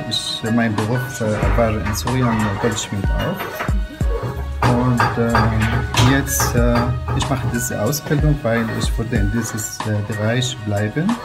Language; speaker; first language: German; non-native, learner; Arabic